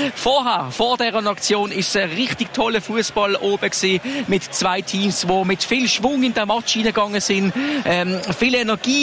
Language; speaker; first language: German; native; German